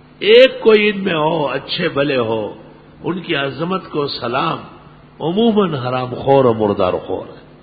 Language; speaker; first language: Urdu; non-native, local second language; Pashto